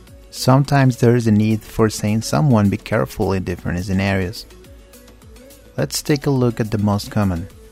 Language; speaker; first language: English; non-native, fluent; Spanish